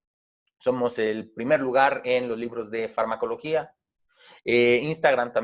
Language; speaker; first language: Spanish; native; Spanish